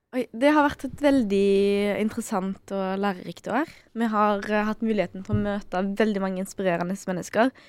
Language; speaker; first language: Norwegian; early bilingual, other home language; Arabic